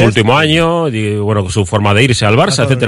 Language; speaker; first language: Spanish; native; Spanish